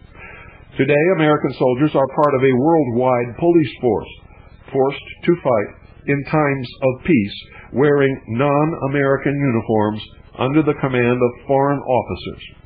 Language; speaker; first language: English; native; English